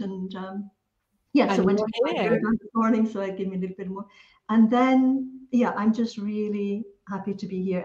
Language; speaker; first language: English; native; English